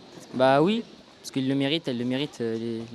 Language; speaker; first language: French; native; French